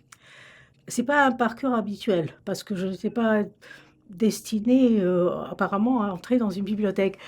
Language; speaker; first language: French; native; French